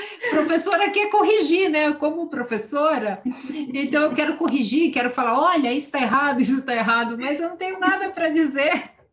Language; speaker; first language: Portuguese; native; Portuguese